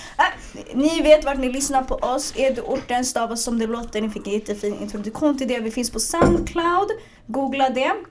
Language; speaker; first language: Swedish; early bilingual, other home language; Arabic